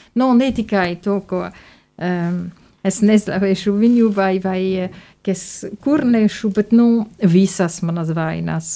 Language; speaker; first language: Latvian; non-native, fluent; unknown